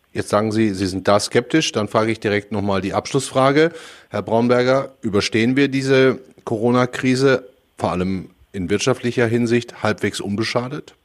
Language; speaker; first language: German; native; German